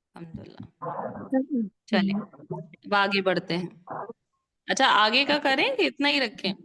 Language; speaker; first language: Urdu; native; Urdu